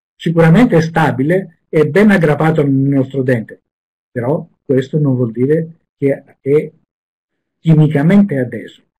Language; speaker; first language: Italian; non-native, fluent; Greek